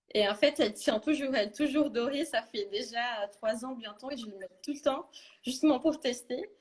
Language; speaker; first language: French; non-native, fluent; Portuguese